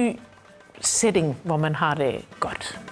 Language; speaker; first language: Danish; native; Danish